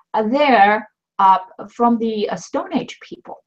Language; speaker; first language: English; non-native, fluent; Swedish